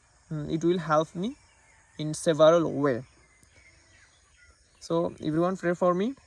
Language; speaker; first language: English; non-native, learner; Bangla